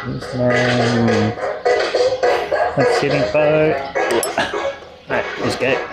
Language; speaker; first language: English; native; English